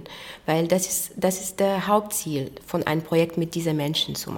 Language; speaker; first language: German; non-native, fluent; Arabic